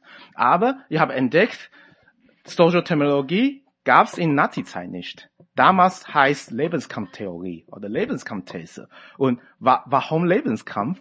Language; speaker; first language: German; non-native, fluent; Chinese